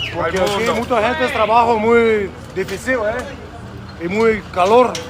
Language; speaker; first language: Spanish; non-native, learner; Bulgarian